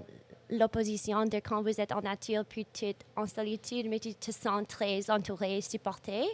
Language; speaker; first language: French; non-native, local second language; English